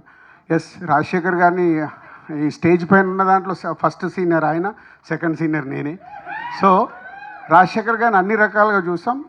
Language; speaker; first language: Telugu; native; Telugu